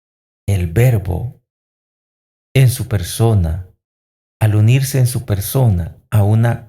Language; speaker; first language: Spanish; native; Spanish